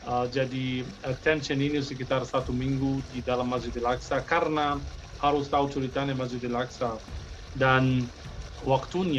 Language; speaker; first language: Indonesian; non-native, fluent; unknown